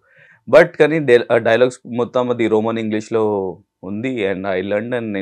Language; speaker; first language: Telugu; non-native, local second language; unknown